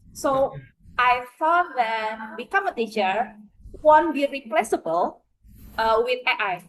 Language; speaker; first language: English; non-native, fluent; Indonesian